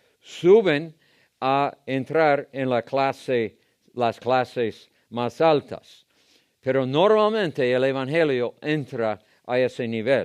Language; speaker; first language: Spanish; non-native, fluent; English